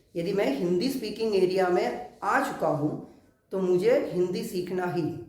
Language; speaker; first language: Hindi; non-native, local second language; Malayalam